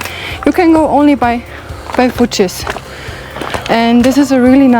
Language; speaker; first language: English; non-native, learner; German